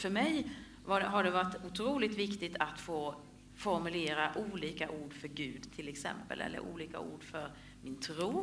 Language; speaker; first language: Swedish; native; Swedish